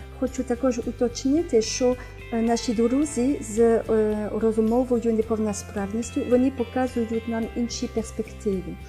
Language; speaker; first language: Ukrainian; non-native, fluent; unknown